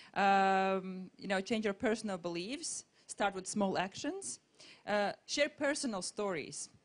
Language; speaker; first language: English; non-native, fluent; Latvian